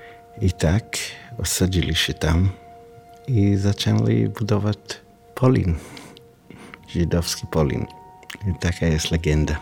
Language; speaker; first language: Polish; non-native, learner; Hebrew